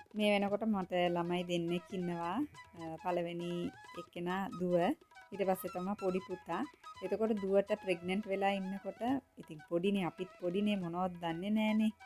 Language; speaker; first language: Sinhala; non-native, local second language; Tamil